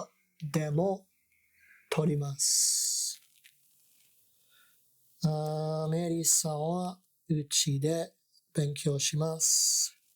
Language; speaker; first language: Japanese; non-native, learner; English